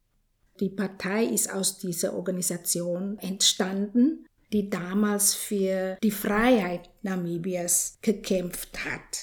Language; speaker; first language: German; non-native, fluent; Afrikaans